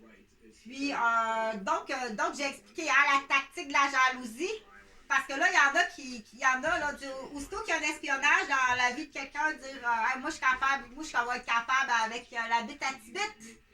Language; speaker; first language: French; native; French